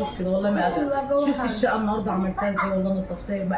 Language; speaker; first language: Arabic; native; Arabic